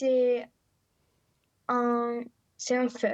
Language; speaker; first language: French; non-native, learner; Romanian